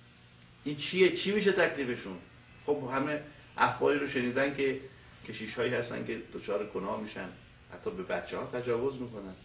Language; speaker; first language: Persian; native; Persian